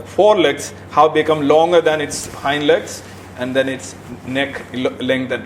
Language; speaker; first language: English; non-native, local second language; Malayalam